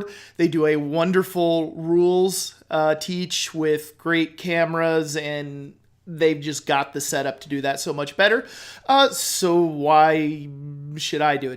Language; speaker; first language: English; native; English